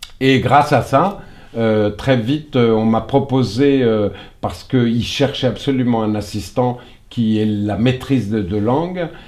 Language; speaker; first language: French; early bilingual, other home language; Portuguese